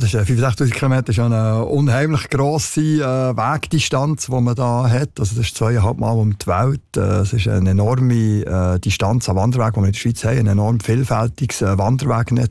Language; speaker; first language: German; native; German